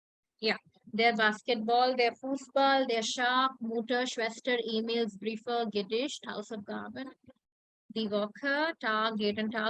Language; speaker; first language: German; non-native, fluent; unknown